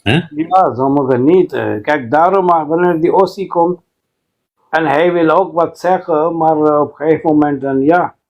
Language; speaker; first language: Dutch; non-native, fluent; Urdu